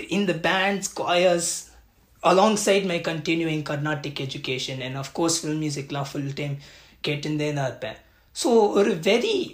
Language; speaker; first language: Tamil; early bilingual, heritage; Tamil